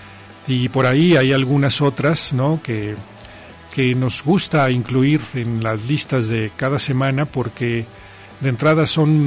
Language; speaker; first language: Spanish; native; Spanish